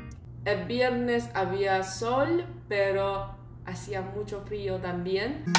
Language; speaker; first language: Spanish; non-native, learner; Chinese